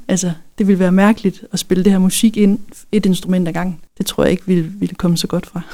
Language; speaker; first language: Danish; native; Danish